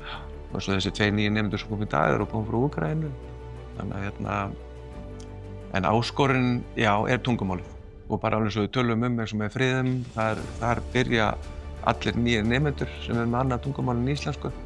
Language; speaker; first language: Icelandic; non-native, fluent; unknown